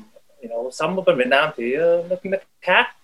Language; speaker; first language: Vietnamese; early bilingual, heritage; Vietnamese